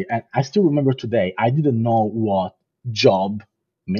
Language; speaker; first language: English; non-native, fluent; Italian